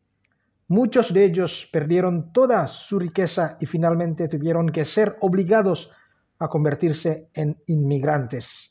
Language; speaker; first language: Spanish; non-native, fluent; Indonesian